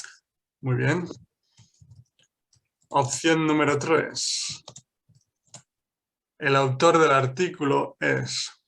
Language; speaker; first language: Spanish; non-native, fluent; English